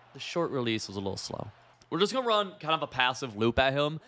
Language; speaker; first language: English; native; English